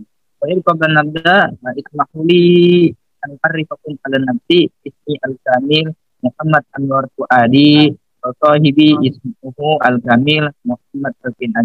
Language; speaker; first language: Arabic; non-native, learner; Indonesian